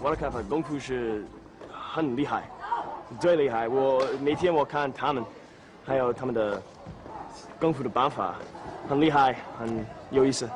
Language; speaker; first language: Chinese; non-native, learner; French